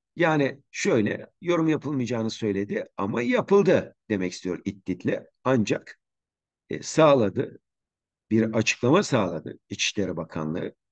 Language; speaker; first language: Turkish; native; Turkish